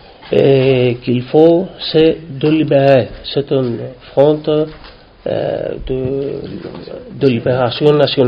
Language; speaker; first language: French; non-native, learner; Greek